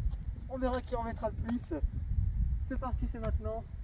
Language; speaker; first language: French; native; French